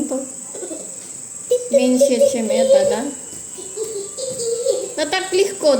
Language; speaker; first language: Russian; non-native, learner; Filipino